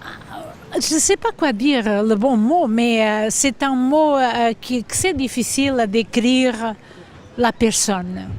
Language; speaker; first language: French; non-native, fluent; Portuguese